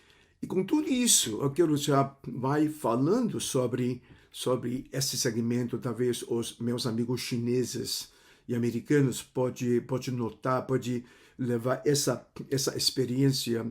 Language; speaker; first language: Portuguese; non-native, fluent; Cantonese